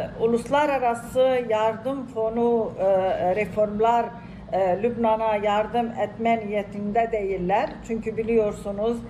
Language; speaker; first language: Turkish; non-native, fluent; Arabic